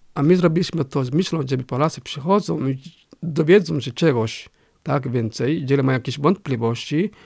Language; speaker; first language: Polish; non-native, fluent; Somali